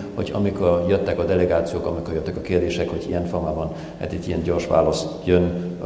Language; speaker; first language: Hungarian; non-native, fluent; German